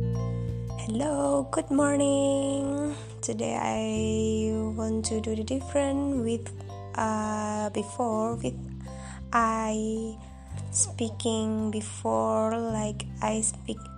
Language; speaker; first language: English; non-native, local second language; Indonesian